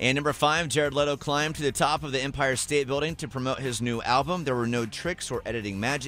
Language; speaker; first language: English; native; English